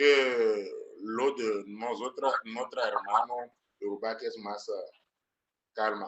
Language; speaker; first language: Spanish; non-native, learner; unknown